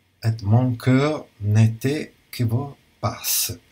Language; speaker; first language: French; non-native, learner; Italian